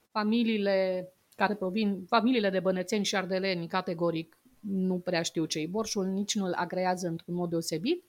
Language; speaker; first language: Romanian; native; Romanian